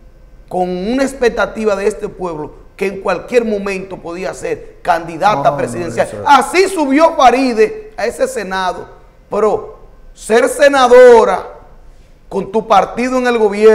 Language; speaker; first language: Spanish; native; Spanish